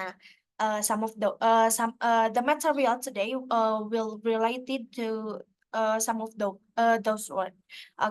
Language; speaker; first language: English; non-native, fluent; Indonesian